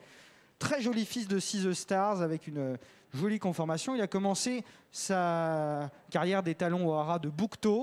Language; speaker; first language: French; native; French